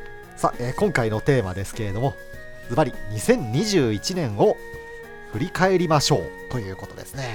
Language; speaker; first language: Japanese; native; Japanese